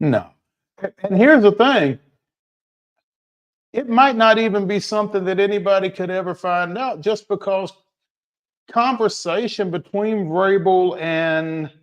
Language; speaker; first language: English; native; English